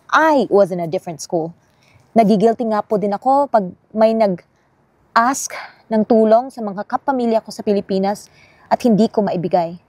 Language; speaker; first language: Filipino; non-native, local second language; Cebuano